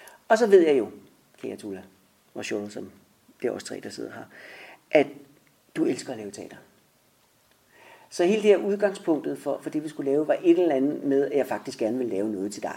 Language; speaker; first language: Danish; native; Danish